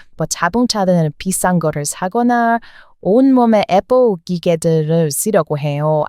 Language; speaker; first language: Korean; non-native, fluent; English